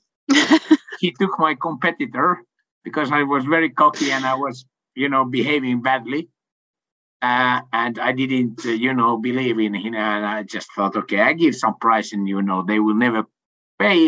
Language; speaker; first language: English; non-native, fluent; Swedish